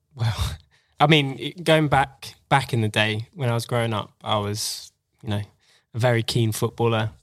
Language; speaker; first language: English; native; English